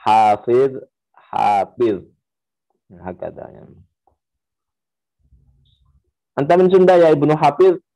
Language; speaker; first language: Arabic; non-native, fluent; Indonesian